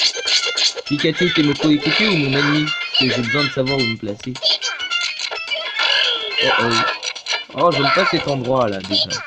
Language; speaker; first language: French; native; French